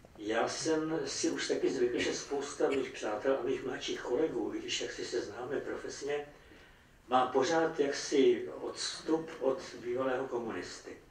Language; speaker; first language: Czech; native; Czech